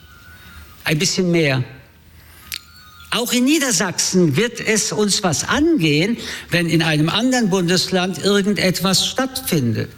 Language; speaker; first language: German; early bilingual, other home language; French